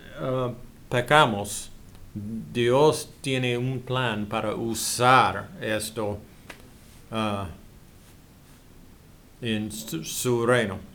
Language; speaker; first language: Spanish; non-native, learner; English